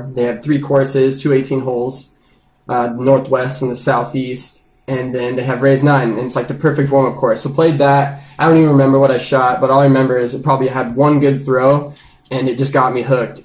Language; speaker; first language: English; native; English